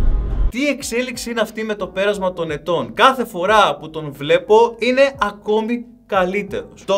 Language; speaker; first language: Greek; native; Greek